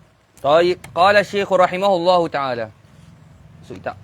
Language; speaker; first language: Arabic; non-native, fluent; Malay